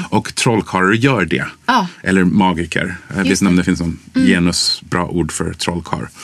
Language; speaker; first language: Swedish; early bilingual, other home language; English